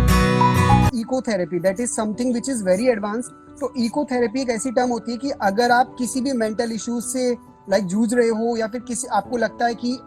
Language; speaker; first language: Hindi; native; Hindi